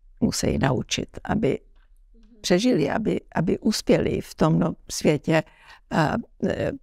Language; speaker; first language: Czech; early bilingual, heritage; Czech